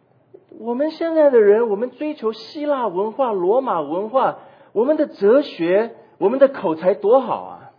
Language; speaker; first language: Chinese; native; Chinese